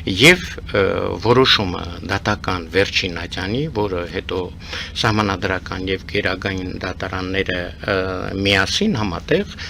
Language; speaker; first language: Armenian; early bilingual, heritage; Armenian